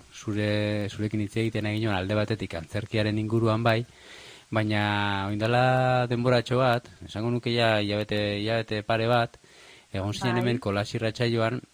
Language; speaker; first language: Basque; native; Basque